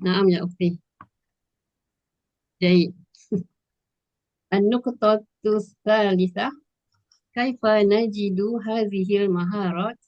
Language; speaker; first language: Arabic; non-native, learner; Malay